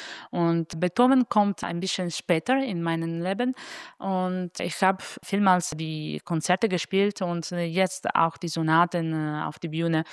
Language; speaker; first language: German; non-native, fluent; Italian